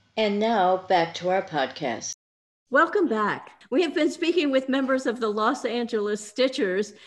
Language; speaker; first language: English; native; English